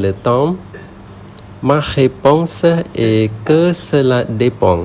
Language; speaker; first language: French; non-native, learner; Khmer